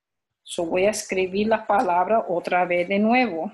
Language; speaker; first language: Spanish; early bilingual, heritage; Spanish